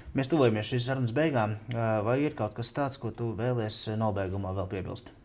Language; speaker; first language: Latvian; native; Latvian